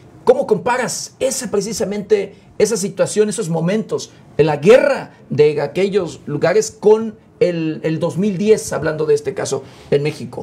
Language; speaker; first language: Spanish; native; Spanish